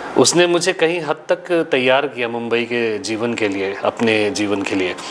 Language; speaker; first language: Hindi; native; Hindi